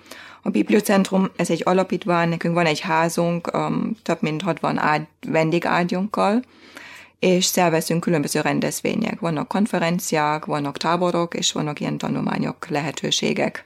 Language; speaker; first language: Hungarian; non-native, fluent; German